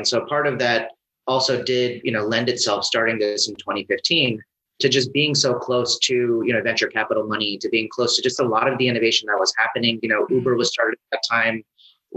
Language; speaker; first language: English; native; English